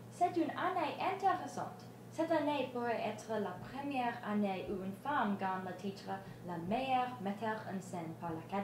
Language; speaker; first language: French; non-native, learner; English